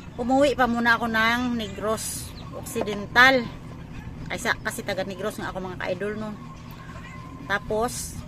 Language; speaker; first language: Filipino; non-native, local second language; Hiligaynon